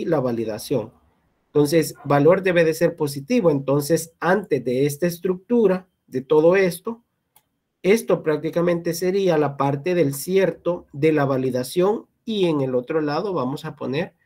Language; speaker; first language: Spanish; native; Spanish